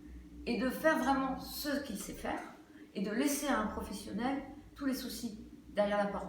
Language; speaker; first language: French; native; French